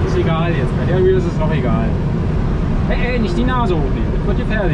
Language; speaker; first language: German; native; German